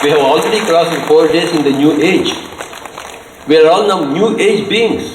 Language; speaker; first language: English; non-native, local second language; Telugu